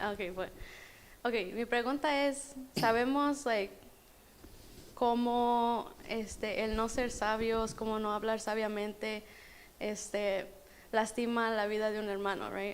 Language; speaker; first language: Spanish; early bilingual, heritage; Spanish